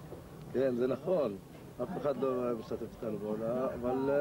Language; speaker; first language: Hebrew; non-native, local second language; Arabic